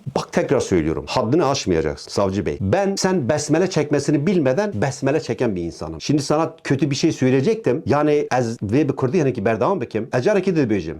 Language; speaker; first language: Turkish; non-native, local second language; Kurdish